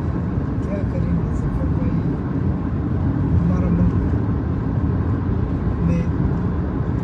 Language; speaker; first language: Hindi; non-native, learner; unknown